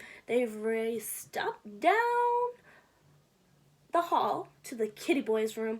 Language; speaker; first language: English; native; English